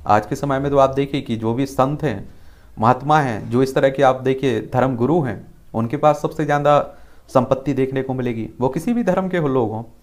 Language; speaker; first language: Hindi; native; Hindi